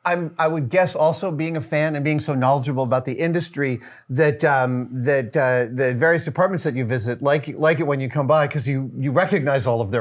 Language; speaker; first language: English; native; English